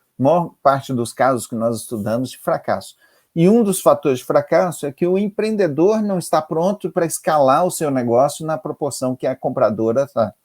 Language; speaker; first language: Portuguese; native; Portuguese